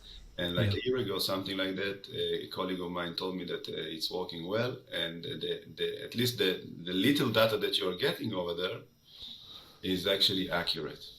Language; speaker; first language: English; non-native, fluent; Hebrew